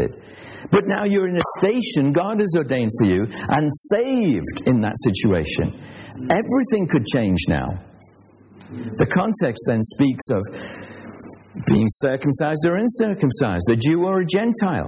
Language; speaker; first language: English; native; English